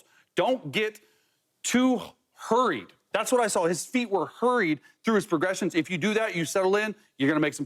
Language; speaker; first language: English; native; English